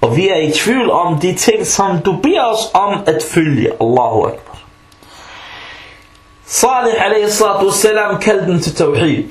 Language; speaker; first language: Danish; non-native, fluent; Arabic